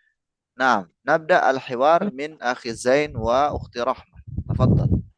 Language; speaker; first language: Arabic; non-native, fluent; Indonesian